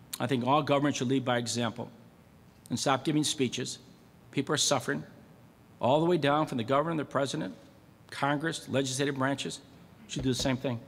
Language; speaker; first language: English; native; English